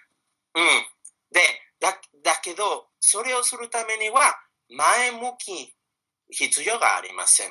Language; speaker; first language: Japanese; non-native, fluent; Spanish